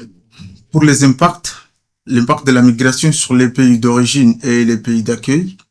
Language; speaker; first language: French; non-native, fluent; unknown